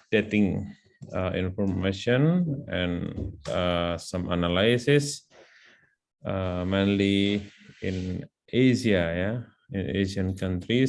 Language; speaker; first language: English; non-native, learner; Indonesian